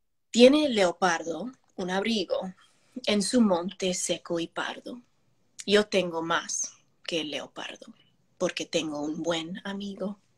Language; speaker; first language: Spanish; early bilingual, heritage; Spanish